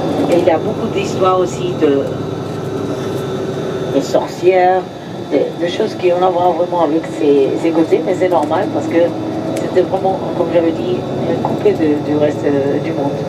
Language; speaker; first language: French; non-native, fluent; Spanish